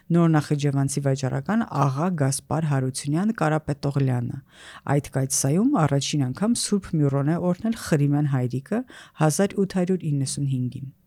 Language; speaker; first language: Armenian; native; Armenian